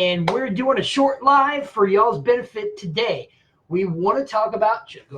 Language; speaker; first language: English; native; English